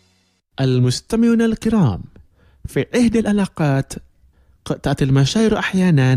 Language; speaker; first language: Arabic; non-native, fluent; Indonesian